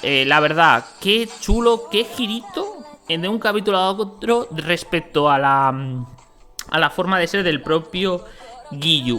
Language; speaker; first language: Spanish; native; Spanish